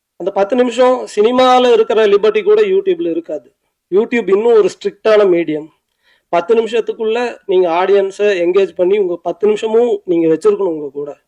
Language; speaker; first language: Tamil; native; Tamil